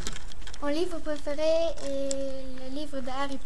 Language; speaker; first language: French; non-native, local second language; Luxembourgish